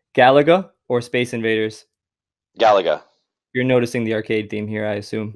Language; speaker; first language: English; native; English